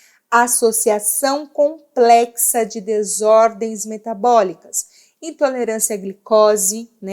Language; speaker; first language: Portuguese; native; Portuguese